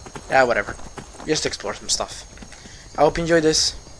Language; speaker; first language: English; non-native, fluent; Swedish